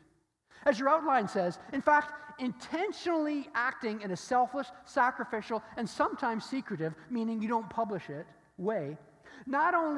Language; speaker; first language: English; native; English